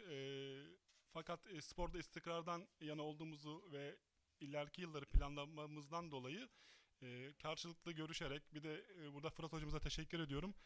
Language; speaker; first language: Turkish; native; Turkish